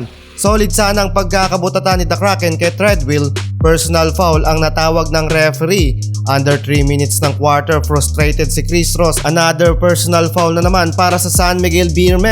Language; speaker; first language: Filipino; native; Filipino